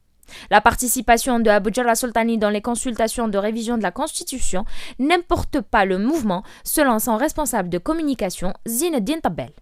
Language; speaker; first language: French; non-native, local second language; Arabic